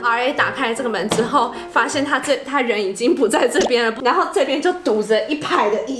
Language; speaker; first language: Chinese; native; Chinese